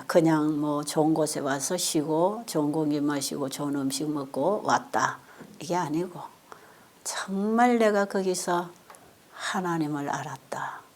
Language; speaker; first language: Korean; native; Korean